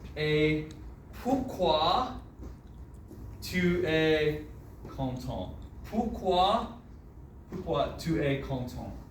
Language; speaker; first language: French; non-native, fluent; English